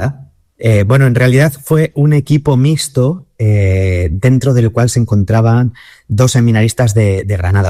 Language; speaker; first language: Spanish; native; Spanish